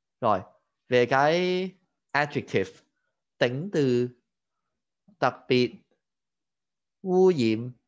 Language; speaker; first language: Vietnamese; non-native, fluent; Cantonese